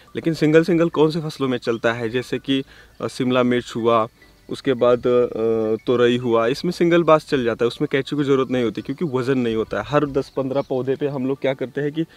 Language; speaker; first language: Hindi; native; Hindi